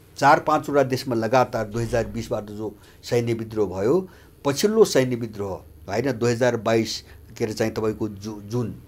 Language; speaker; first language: Nepali; native; Nepali